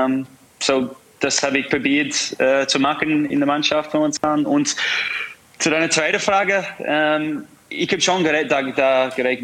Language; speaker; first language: German; non-native, fluent; English